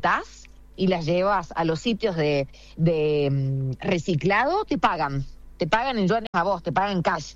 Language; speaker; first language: Spanish; native; Spanish